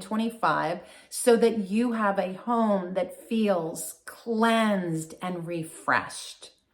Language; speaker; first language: English; native; English